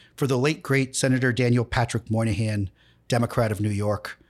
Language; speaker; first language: English; native; English